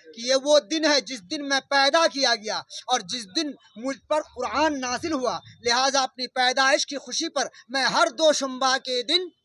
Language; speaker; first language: Urdu; non-native, local second language; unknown